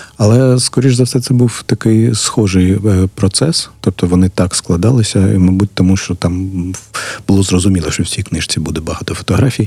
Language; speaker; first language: Ukrainian; non-native, local second language; Russian